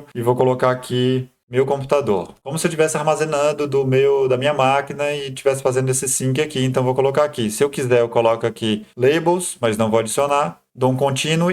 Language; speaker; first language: Portuguese; native; Portuguese